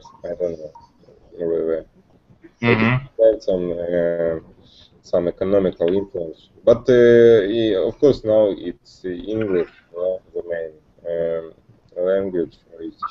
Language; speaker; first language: English; non-native, learner; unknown